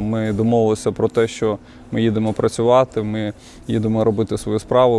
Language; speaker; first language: Ukrainian; non-native, local second language; Russian